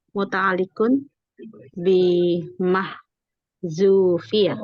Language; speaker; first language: Arabic; non-native, learner; Indonesian